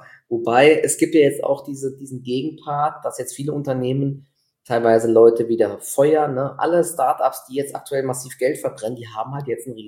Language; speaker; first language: German; native; German